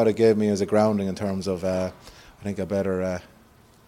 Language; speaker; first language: English; native; English